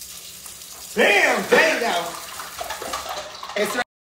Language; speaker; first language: English; native; English